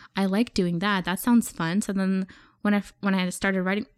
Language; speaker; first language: English; early bilingual, other home language; Urdu